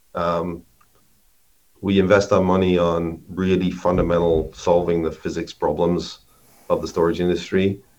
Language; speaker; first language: English; native; English